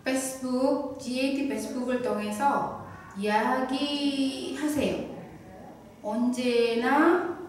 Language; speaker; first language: Korean; non-native, fluent; Indonesian